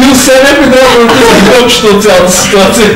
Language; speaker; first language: Bulgarian; native; Bulgarian